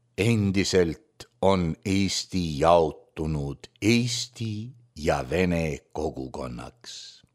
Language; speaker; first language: Estonian; native; Estonian